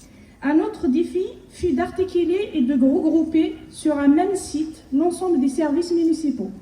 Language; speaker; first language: French; native; French